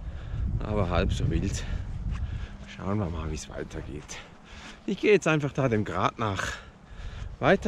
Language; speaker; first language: German; native; German